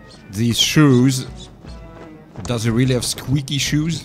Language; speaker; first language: English; non-native, fluent; German